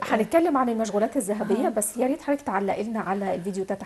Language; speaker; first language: Arabic; native; Arabic